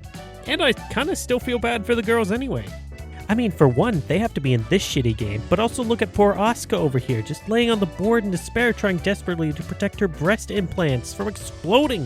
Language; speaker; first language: English; native; English